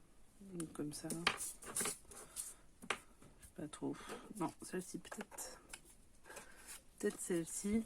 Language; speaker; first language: French; native; French